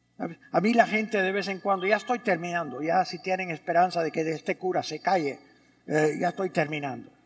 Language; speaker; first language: Spanish; early bilingual, heritage; Spanish